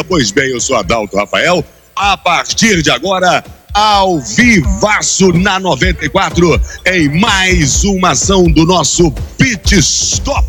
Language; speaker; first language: Portuguese; native; Portuguese